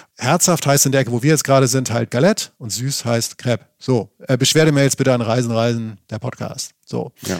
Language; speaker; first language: German; native; German